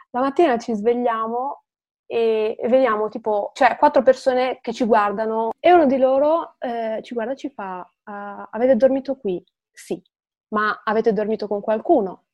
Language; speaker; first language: Italian; early bilingual, other home language; Arabic